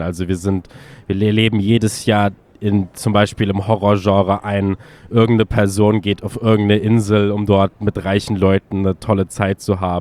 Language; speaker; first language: German; native; German